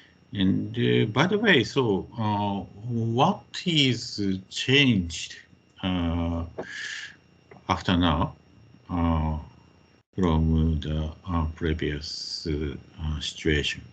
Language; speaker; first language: English; non-native, fluent; Japanese